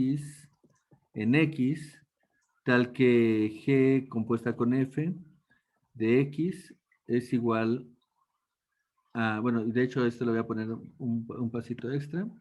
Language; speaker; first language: Spanish; native; Spanish